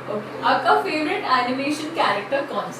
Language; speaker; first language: Hindi; native; Hindi